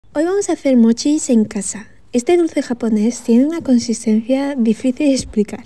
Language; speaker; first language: Spanish; native; Spanish